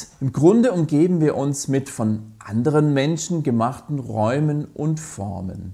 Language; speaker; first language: German; native; German